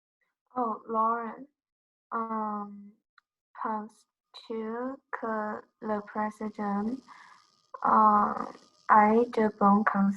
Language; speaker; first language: French; non-native, learner; English